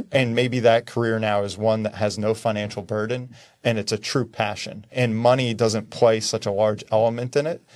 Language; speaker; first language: English; native; English